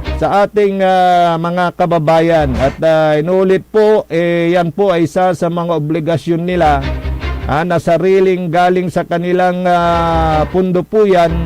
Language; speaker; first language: Filipino; non-native, local second language; Pangasinan